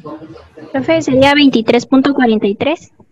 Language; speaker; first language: Spanish; native; Spanish